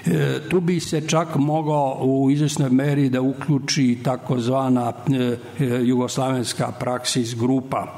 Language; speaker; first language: Serbian; native; Serbian